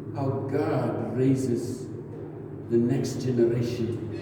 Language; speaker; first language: English; non-native, local second language; Afrikaans